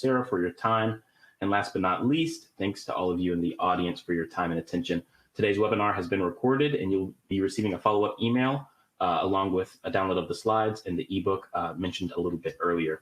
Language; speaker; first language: English; native; English